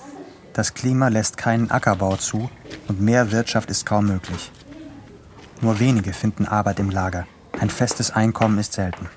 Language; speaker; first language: German; native; German